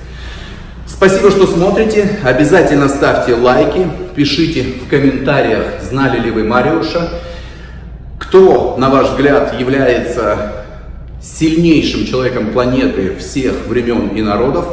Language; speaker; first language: Russian; native; Russian